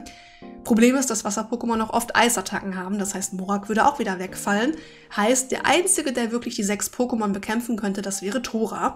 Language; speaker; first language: German; native; German